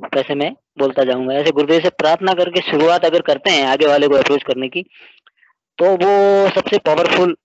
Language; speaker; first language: Hindi; native; Hindi